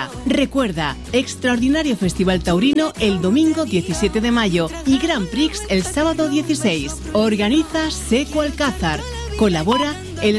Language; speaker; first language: Spanish; native; Spanish